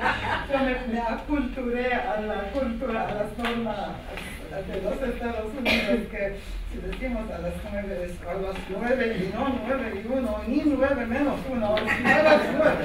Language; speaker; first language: Spanish; non-native, fluent; Armenian